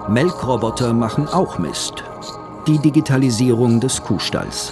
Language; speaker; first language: German; native; German